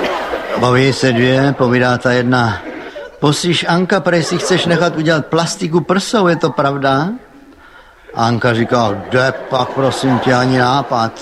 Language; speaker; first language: Czech; native; Czech